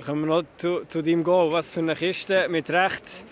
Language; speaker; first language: German; native; German